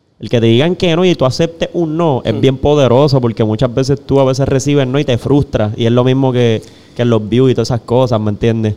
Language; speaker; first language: Spanish; native; Spanish